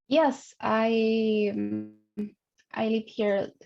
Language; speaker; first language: English; non-native, learner; Spanish